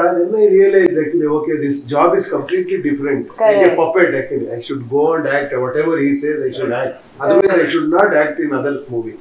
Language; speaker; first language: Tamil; non-native, learner; Kannada